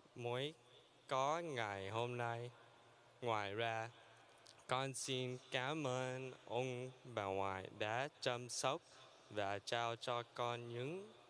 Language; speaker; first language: Vietnamese; early bilingual, other home language; English